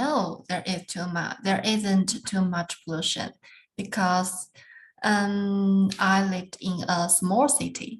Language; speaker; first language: English; non-native, learner; Chinese